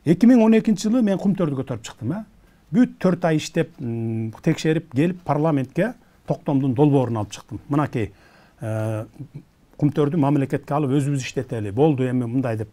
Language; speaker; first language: Kyrgyz; native; Kyrgyz